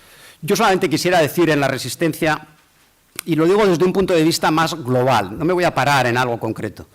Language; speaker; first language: Spanish; native; Spanish